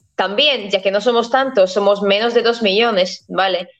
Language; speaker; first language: Spanish; non-native, fluent; Latvian